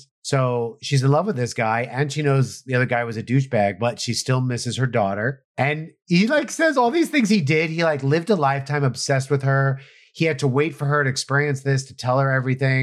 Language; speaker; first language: English; native; English